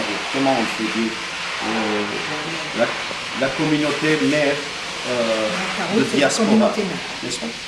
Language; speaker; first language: French; non-native, fluent; Armenian